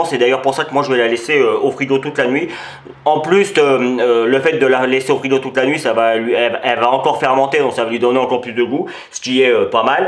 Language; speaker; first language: French; native; French